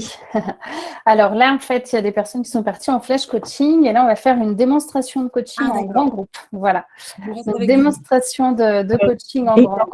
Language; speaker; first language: French; native; French